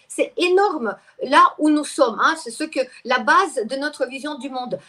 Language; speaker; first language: French; non-native, fluent; Russian